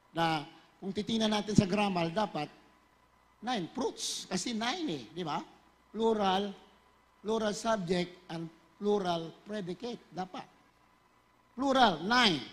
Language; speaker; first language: Filipino; native; Filipino